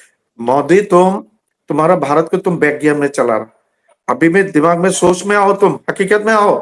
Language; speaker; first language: Hindi; non-native, learner; Bangla